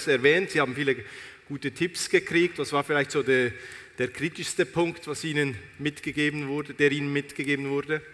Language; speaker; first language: German; native; German